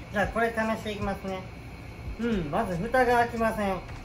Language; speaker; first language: Japanese; native; Japanese